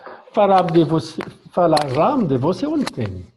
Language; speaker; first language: Portuguese; non-native, learner; French